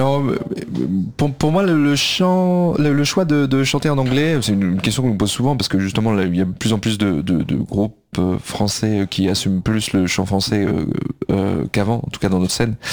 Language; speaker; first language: French; native; French